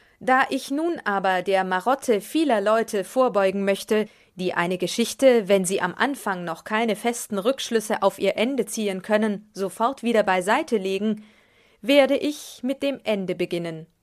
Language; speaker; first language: German; native; German